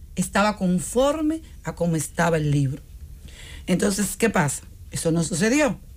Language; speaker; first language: Spanish; native; Spanish